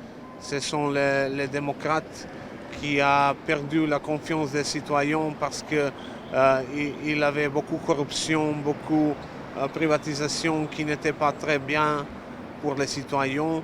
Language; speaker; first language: French; non-native, learner; Serbian